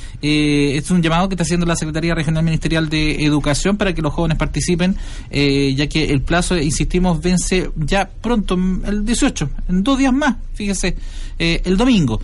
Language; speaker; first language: Spanish; native; Spanish